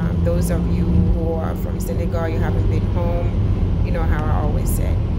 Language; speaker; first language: English; non-native, fluent; Wolof